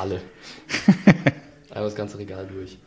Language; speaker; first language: German; native; German